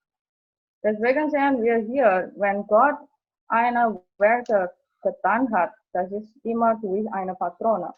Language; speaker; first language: German; non-native, fluent; Indonesian